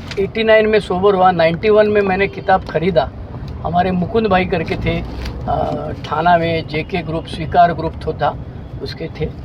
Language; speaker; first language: Hindi; non-native, local second language; Marathi